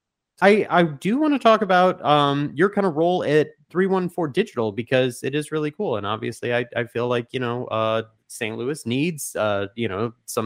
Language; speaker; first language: English; native; English